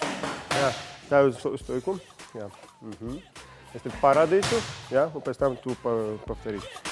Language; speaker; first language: Latvian; non-native, learner; Russian